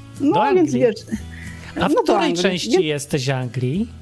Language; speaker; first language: Polish; native; Polish